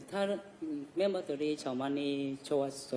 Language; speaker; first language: Korean; non-native, learner; Vietnamese